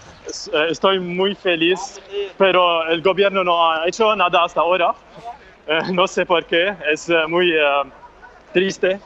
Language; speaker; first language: Spanish; non-native, fluent; Arabic